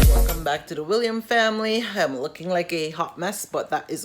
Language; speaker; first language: English; native; English